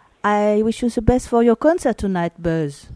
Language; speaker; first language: English; non-native, learner; French